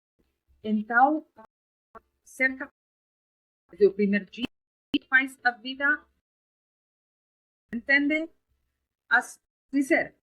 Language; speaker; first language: Portuguese; non-native, learner; Spanish